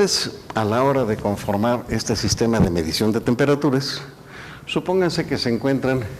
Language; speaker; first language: Spanish; native; Spanish